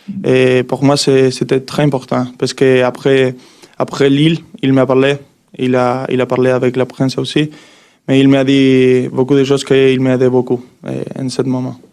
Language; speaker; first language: French; non-native, learner; Spanish